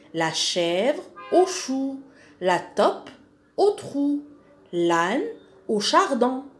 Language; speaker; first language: French; non-native, local second language; Arabic